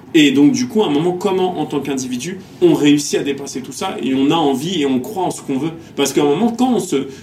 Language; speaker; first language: French; native; French